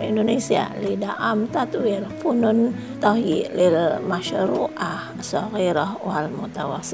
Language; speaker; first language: Arabic; non-native, fluent; Indonesian